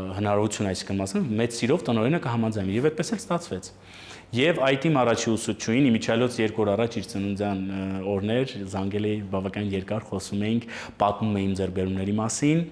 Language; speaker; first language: Armenian; early bilingual, heritage; Armenian